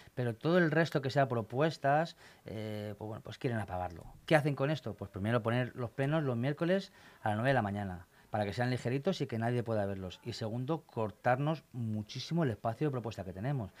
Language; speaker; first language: Spanish; native; Spanish